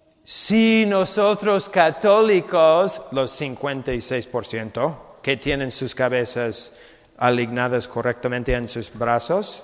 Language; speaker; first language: Spanish; non-native, fluent; English